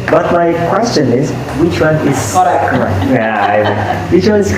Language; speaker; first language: English; non-native, fluent; Indonesian